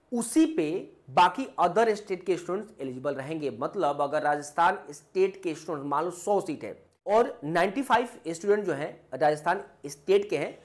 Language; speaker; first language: Hindi; native; Hindi